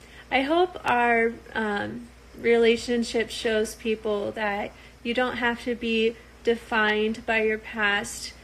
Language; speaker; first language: English; native; English